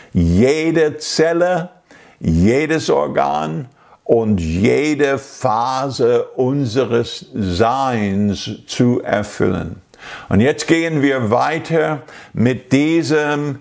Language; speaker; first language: German; non-native, fluent; English